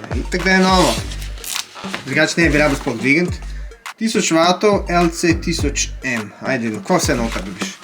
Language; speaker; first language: Slovenian; native; Slovenian